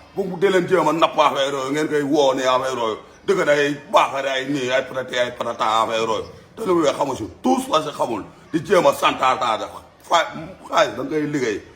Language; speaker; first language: Wolof; native; Wolof